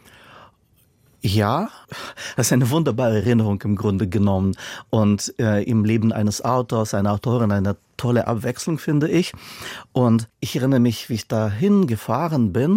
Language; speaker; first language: German; non-native, fluent; Russian